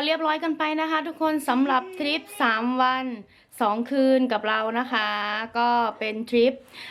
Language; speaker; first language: Thai; native; Thai